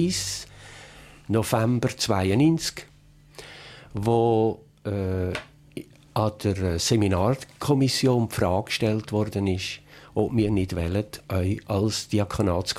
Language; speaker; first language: German; native; German